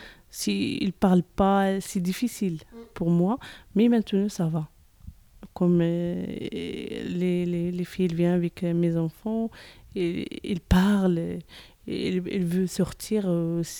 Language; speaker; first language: French; non-native, learner; Arabic